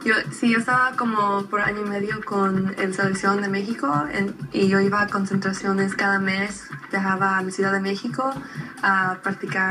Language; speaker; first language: Spanish; early bilingual, heritage; Spanish